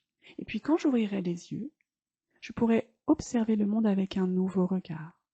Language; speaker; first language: French; native; French